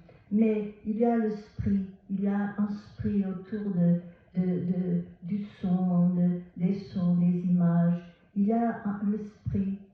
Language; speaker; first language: French; non-native, fluent; Portuguese